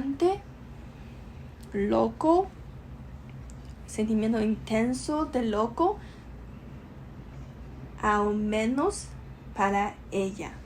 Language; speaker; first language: Spanish; non-native, learner; Chinese